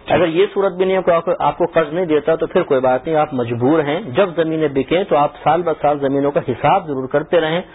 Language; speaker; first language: Urdu; native; Urdu